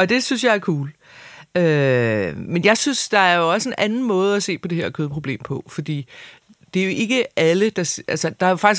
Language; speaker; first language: Danish; native; Danish